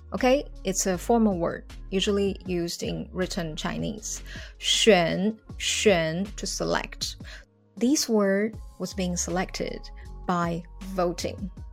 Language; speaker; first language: English; non-native, fluent; Chinese